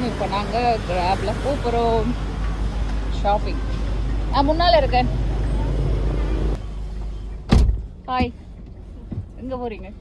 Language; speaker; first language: Tamil; native; Tamil